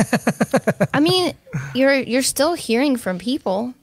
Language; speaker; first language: English; native; English